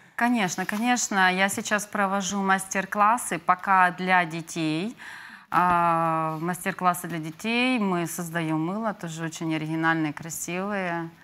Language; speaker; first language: Russian; native; Russian